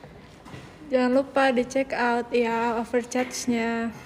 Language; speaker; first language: Indonesian; native; Indonesian